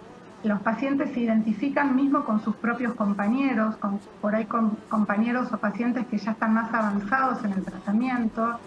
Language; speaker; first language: Spanish; native; Spanish